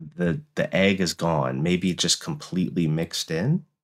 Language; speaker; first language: English; native; English